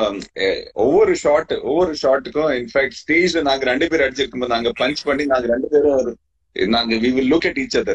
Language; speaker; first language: Tamil; non-native, fluent; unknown